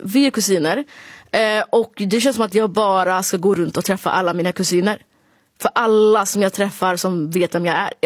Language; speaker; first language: Swedish; early bilingual, other home language; Somali